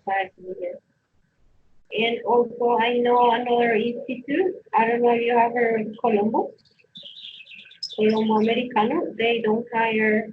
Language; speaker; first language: English; non-native, fluent; Spanish